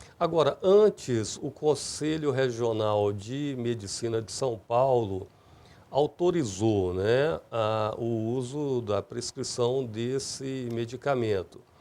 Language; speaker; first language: Portuguese; native; Portuguese